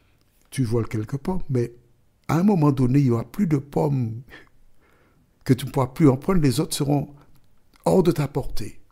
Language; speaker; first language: French; native; French